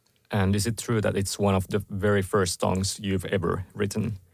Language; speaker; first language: English; non-native, fluent; Finnish